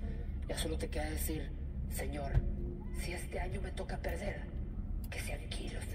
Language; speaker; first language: Spanish; native; Spanish